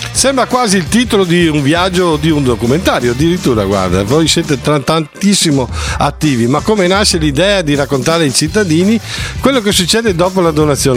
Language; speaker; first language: Italian; native; Italian